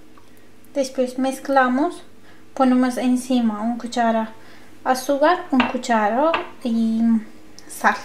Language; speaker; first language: Spanish; non-native, learner; Turkish